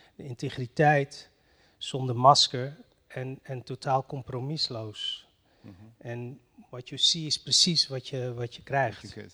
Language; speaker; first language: Dutch; early bilingual, other home language; Riffian